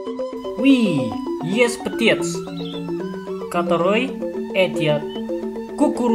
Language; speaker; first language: Russian; non-native, learner; Indonesian